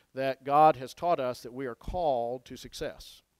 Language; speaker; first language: English; native; English